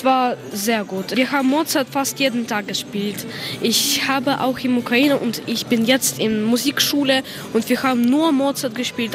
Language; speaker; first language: German; non-native, learner; Ukrainian